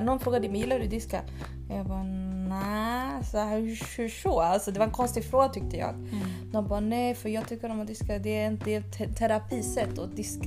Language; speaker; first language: Swedish; early bilingual, other home language; Spanish